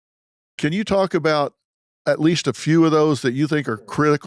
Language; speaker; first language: English; native; English